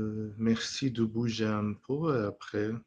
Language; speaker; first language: French; non-native, fluent; Persian